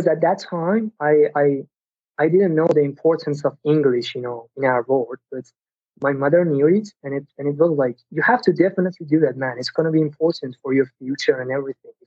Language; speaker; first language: English; non-native, fluent; Persian